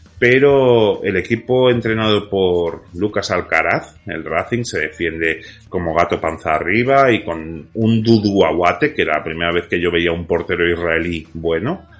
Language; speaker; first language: Spanish; native; Spanish